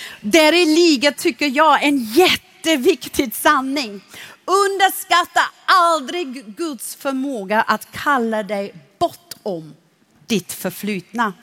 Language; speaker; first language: Swedish; non-native, fluent; German